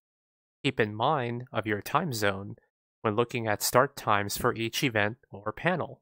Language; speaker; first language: English; native; English